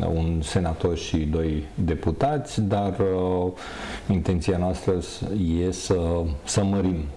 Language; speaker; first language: Romanian; non-native, local second language; Hungarian